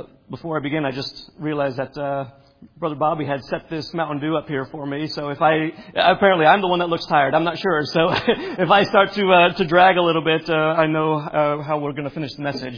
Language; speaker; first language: English; native; English